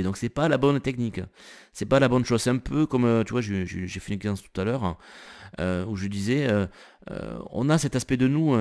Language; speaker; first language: French; native; French